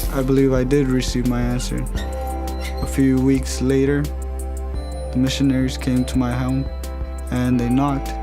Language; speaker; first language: English; early bilingual, other home language; Spanish